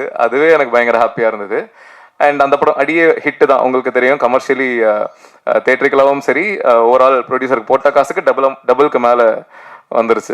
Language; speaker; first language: Tamil; native; Tamil